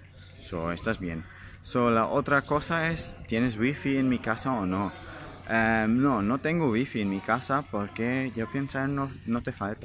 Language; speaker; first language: Spanish; non-native, learner; German